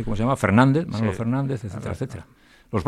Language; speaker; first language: Spanish; native; Spanish